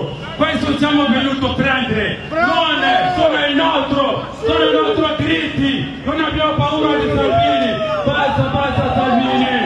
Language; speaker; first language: Italian; non-native, fluent; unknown